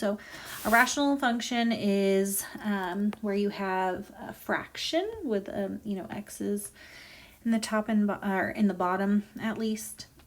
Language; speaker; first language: English; native; English